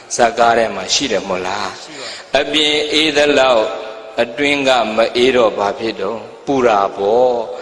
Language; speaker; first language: Burmese; native; Burmese